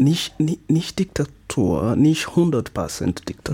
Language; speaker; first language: German; non-native, learner; Swahili